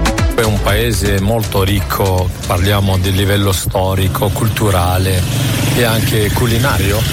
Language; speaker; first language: Italian; non-native, fluent; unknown